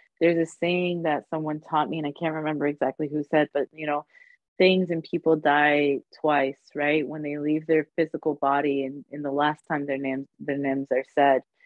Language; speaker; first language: English; early bilingual, other home language; Spanish